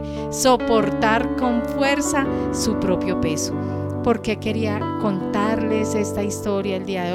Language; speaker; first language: Spanish; native; Spanish